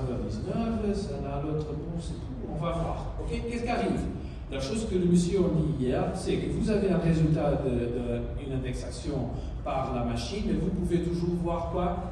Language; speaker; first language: French; non-native, learner; Spanish